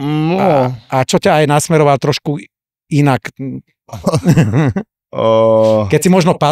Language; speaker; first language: Slovak; native; Slovak